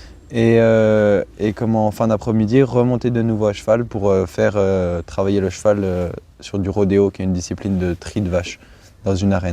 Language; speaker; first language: French; native; French